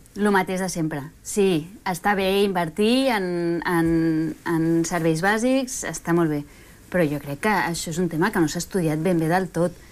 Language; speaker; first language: Catalan; early bilingual, other home language; Spanish